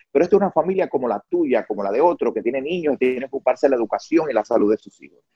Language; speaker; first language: Spanish; native; Spanish